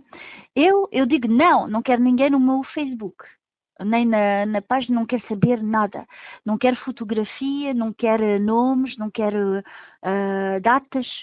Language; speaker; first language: Portuguese; early bilingual, heritage; Portuguese